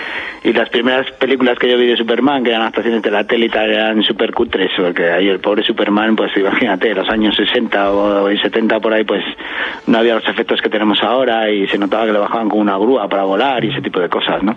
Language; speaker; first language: Spanish; native; Spanish